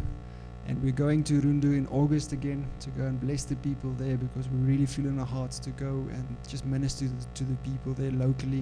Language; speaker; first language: English; non-native, local second language; Afrikaans